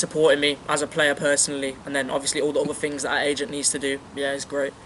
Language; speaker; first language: English; native; English